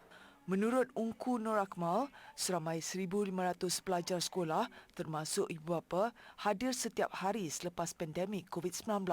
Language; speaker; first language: Malay; native; Malay